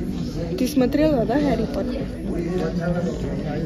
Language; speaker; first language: Russian; early bilingual, heritage; Russian